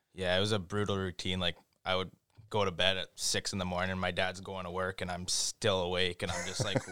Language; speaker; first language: English; native; English